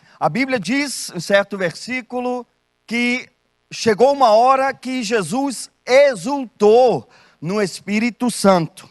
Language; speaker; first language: Portuguese; non-native, fluent; German